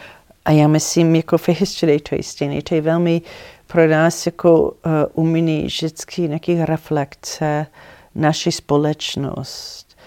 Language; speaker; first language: Czech; non-native, fluent; English